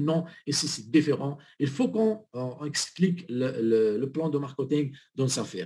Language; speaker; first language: French; non-native, learner; Arabic